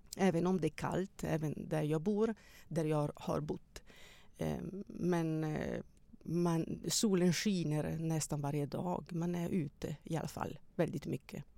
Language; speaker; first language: Swedish; non-native, fluent; Italian